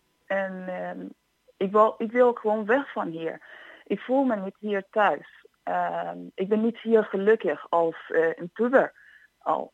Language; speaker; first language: Dutch; non-native, fluent; Persian